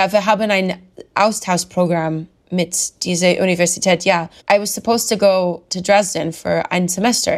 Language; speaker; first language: German; non-native, learner; English